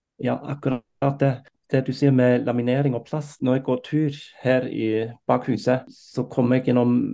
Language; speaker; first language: Norwegian; non-native, fluent; German